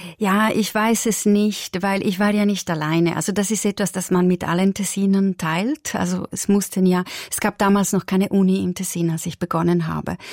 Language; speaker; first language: German; non-native, local second language; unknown